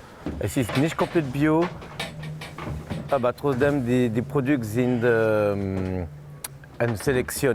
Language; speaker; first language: German; non-native, learner; French